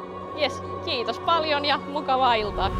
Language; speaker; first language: Finnish; native; Finnish